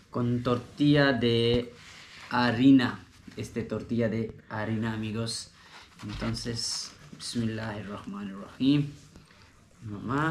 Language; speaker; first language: Spanish; non-native, learner; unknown